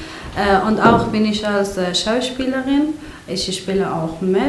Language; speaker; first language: German; non-native, fluent; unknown